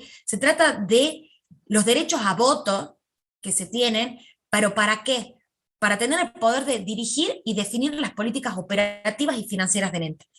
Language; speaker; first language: Spanish; native; Spanish